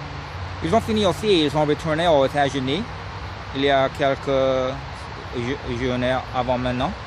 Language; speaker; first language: French; non-native, learner; English